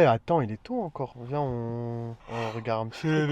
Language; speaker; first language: French; native; French